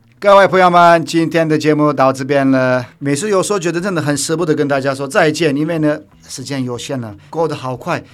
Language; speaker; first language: Chinese; non-native, fluent; Turkish